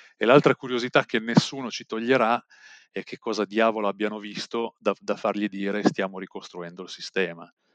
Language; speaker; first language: Italian; native; Italian